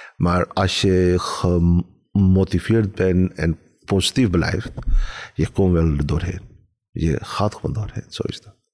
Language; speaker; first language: Dutch; non-native, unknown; Urdu